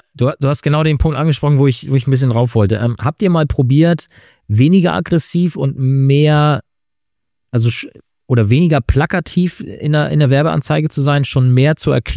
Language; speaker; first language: German; native; German